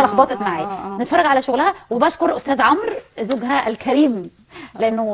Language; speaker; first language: Arabic; native; Arabic